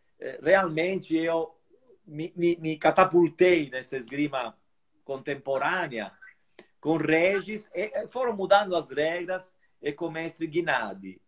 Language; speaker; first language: Portuguese; non-native, fluent; Italian